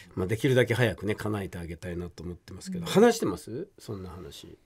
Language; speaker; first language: Japanese; native; Japanese